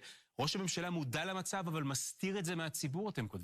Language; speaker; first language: Hebrew; native; Hebrew